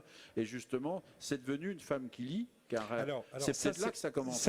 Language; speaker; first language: French; native; French